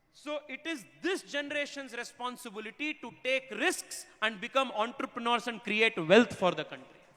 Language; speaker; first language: English; non-native, local second language; Kannada